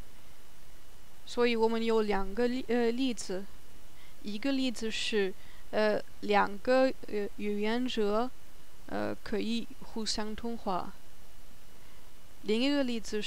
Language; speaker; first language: Chinese; non-native, learner; German